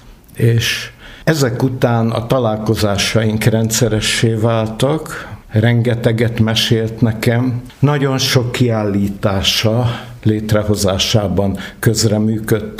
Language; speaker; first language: Hungarian; native; Hungarian